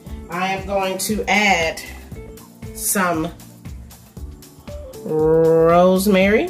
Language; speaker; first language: English; native; English